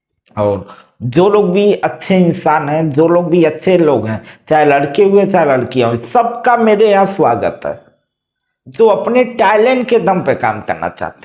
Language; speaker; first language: Hindi; native; Hindi